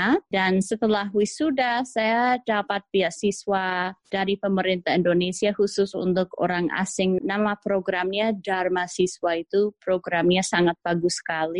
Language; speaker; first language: Indonesian; non-native, fluent; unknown